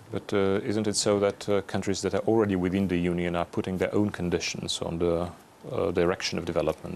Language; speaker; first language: English; non-native, fluent; Bulgarian